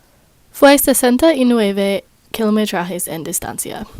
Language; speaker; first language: Spanish; non-native, learner; English